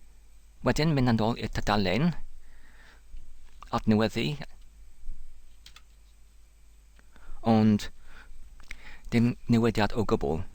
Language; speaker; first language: Welsh; non-native, learner; English